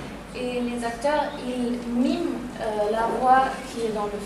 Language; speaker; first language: French; non-native, fluent; German